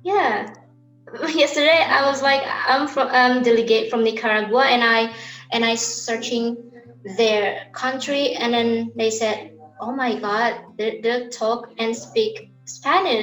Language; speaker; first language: English; non-native, learner; Indonesian